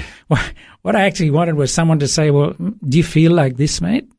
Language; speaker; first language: English; early bilingual, other home language; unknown